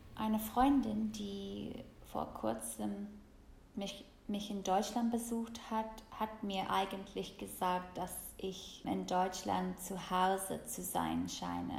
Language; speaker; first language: German; non-native, fluent; English